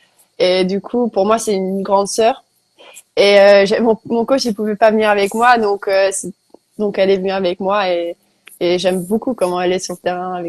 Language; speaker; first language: French; early bilingual, heritage; Dutch